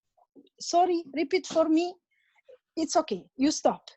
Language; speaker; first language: English; non-native, learner; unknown